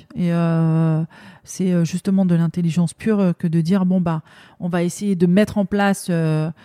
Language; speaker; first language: French; native; French